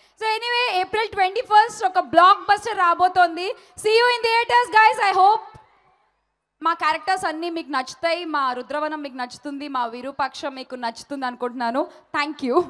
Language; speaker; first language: Telugu; native; Telugu